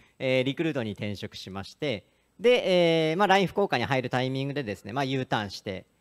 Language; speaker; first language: Japanese; native; Japanese